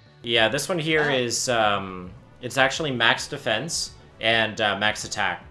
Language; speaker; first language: English; native; English